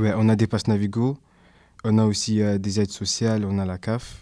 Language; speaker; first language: French; early bilingual, other home language; English